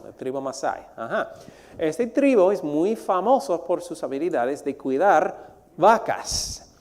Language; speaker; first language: Spanish; non-native, fluent; English